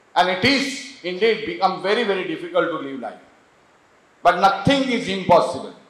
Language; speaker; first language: English; non-native, local second language; Marathi